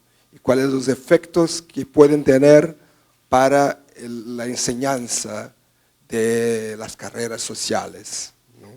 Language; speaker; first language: Spanish; non-native, fluent; Portuguese